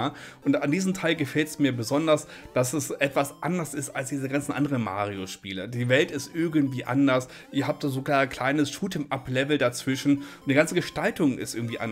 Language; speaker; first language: German; native; German